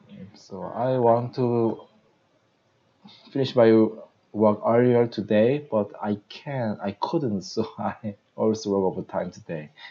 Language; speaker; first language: English; non-native, learner; Korean